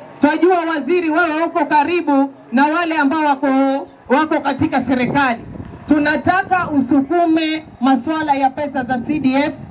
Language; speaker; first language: Swahili; native; Swahili